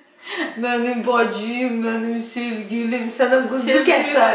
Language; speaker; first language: Turkish; non-native, learner; Russian